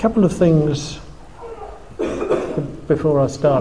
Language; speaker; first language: English; native; English